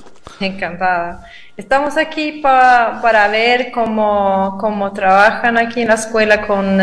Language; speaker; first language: Spanish; non-native, fluent; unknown